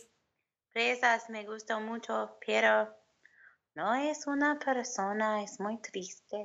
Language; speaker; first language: Spanish; non-native, learner; English